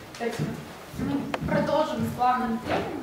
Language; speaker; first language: Russian; native; Russian